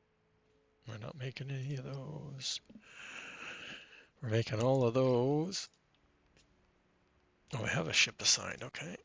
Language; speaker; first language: English; native; English